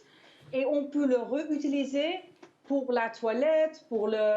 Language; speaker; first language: French; non-native, learner; Danish